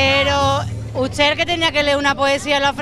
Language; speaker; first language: Spanish; native; Spanish